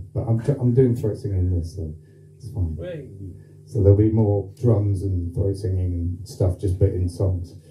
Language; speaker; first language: English; native; English